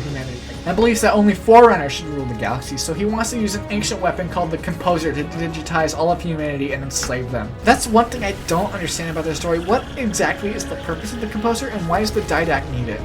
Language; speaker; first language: English; native; English